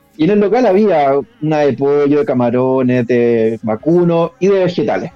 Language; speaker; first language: Spanish; native; Spanish